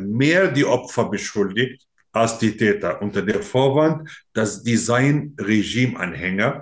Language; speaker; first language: German; non-native, fluent; Arabic